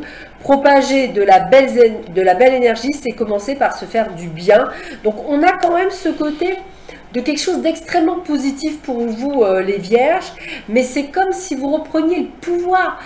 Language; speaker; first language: French; native; French